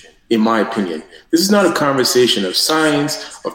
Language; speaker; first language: English; non-native, local second language; Yoruba